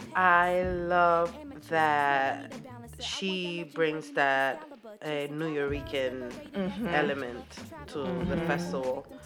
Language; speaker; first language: English; non-native, fluent; Spanish